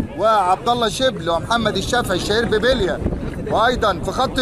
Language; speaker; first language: Arabic; native; Arabic